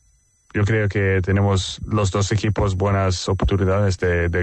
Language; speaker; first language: Spanish; non-native, fluent; Swedish